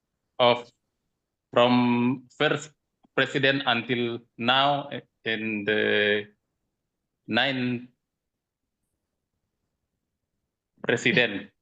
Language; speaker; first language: English; non-native, learner; Indonesian